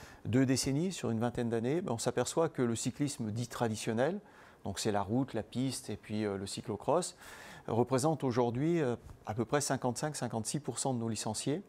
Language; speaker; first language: French; native; French